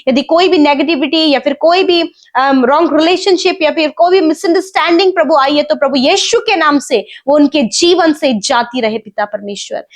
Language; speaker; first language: Hindi; native; Hindi